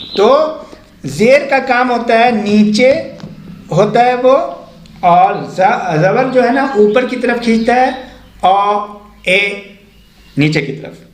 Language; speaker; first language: Hindi; native; Hindi